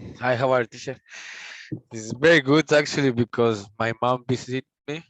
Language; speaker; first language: English; non-native, learner; Spanish